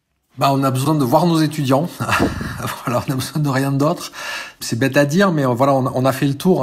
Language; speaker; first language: French; native; French